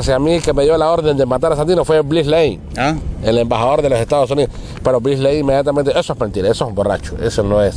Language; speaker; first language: Spanish; native; Spanish